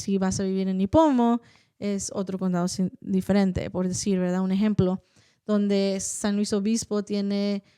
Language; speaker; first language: Spanish; early bilingual, heritage; Spanish